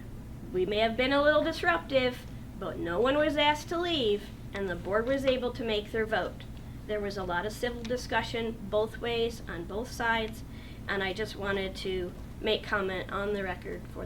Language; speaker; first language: English; native; English